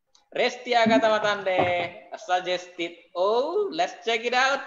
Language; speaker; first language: English; non-native, fluent; Indonesian